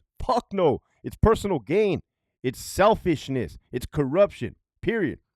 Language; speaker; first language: English; native; English